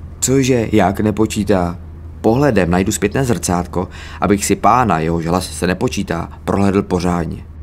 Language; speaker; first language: Czech; native; Czech